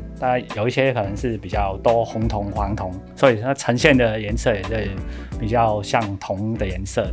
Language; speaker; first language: Chinese; non-native, local second language; Cantonese